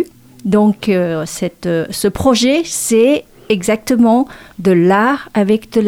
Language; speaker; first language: French; non-native, fluent; Chinese